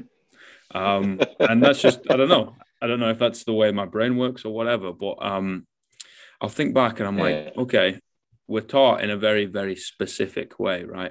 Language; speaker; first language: English; native; English